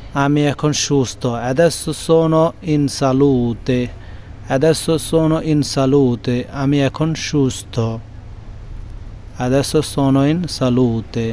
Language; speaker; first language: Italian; non-native, learner; Bangla